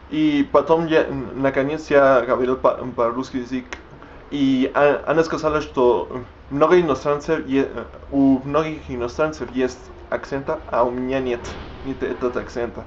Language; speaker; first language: Russian; non-native, learner; Spanish